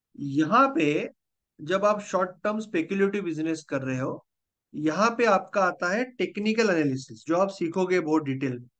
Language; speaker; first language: Hindi; non-native, local second language; Marathi